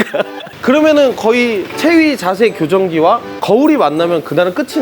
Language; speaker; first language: Korean; native; Korean